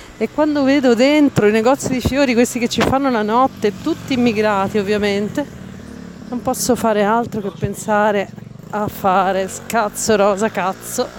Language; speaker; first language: Italian; native; Italian